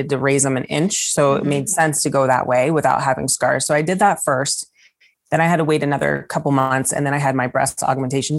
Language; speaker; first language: English; native; English